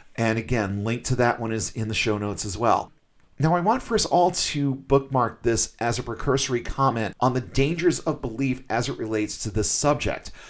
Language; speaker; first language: English; native; English